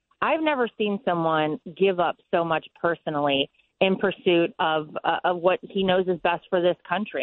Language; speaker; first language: English; native; English